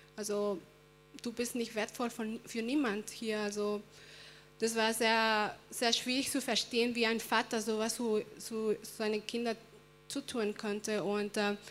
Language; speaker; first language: German; early bilingual, other home language; Spanish